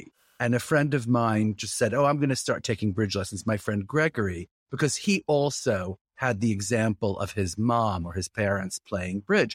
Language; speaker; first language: English; native; English